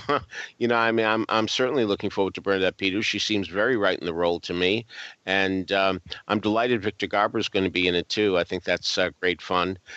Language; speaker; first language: English; native; English